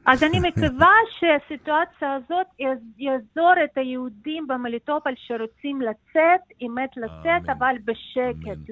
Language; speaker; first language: Hebrew; non-native, fluent; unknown